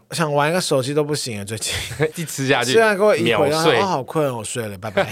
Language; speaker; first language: Chinese; native; Chinese